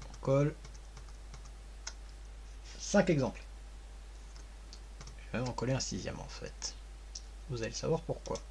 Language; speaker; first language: French; native; French